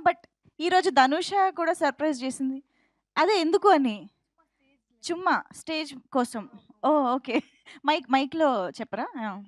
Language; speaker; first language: Telugu; native; Telugu